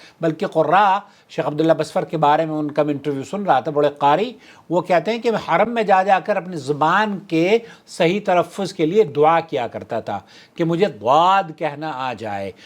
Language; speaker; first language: Urdu; native; Urdu